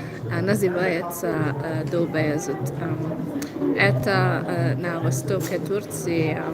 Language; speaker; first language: Russian; non-native, learner; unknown